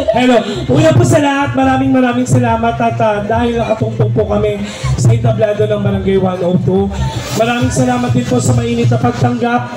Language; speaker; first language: Filipino; native; Filipino